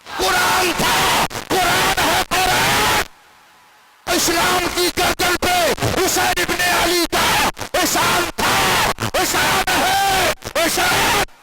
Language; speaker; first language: Hindi; native; Hindi